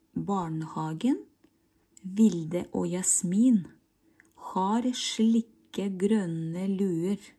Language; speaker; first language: Norwegian; non-native, fluent; Russian